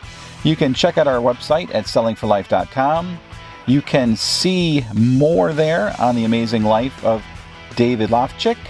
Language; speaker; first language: English; native; English